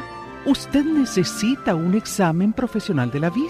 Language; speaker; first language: Spanish; native; Spanish